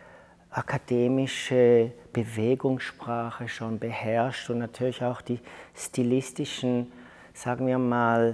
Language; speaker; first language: German; native; German